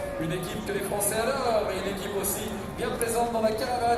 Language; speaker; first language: French; native; French